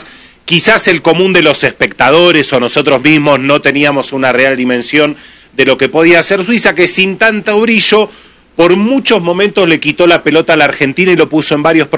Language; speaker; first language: Spanish; native; Spanish